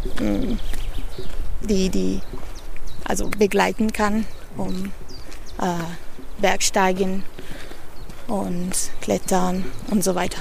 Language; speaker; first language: German; non-native, learner; Italian